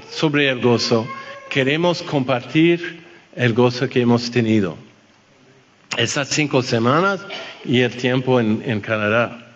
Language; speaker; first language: Spanish; non-native, fluent; French